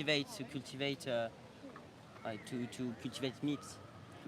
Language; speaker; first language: English; non-native, learner; French